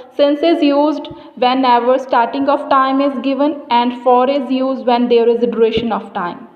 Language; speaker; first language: English; non-native, local second language; Punjabi